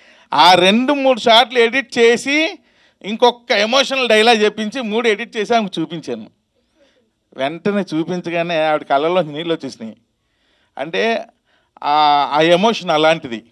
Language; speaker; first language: Telugu; native; Telugu